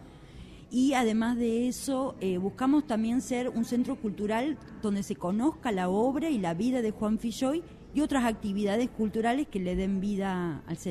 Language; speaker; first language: Spanish; native; Spanish